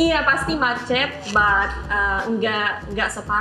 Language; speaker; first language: Indonesian; non-native, learner; Filipino